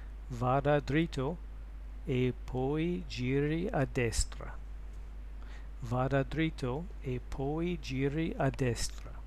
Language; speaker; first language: Italian; non-native, learner; English